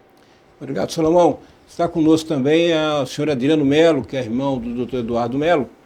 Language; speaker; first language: Portuguese; native; Portuguese